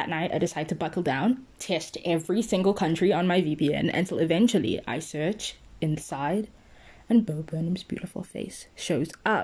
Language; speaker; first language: English; non-native, local second language; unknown